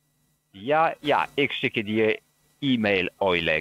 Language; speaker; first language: German; non-native, learner; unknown